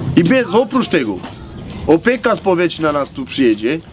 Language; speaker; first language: Polish; non-native, learner; Romanian